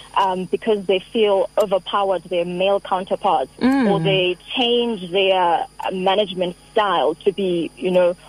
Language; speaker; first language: English; non-native, local second language; Xhosa